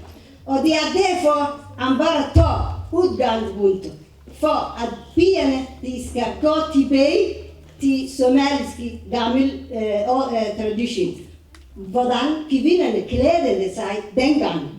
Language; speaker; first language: Danish; non-native, fluent; Somali